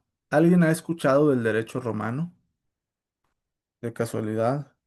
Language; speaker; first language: Spanish; native; Spanish